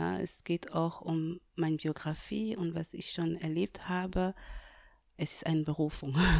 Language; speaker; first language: German; non-native, fluent; French